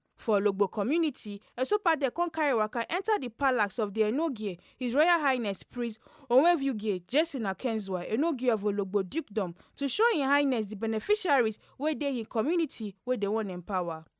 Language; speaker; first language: Nigerian Pidgin; native; Nigerian Pidgin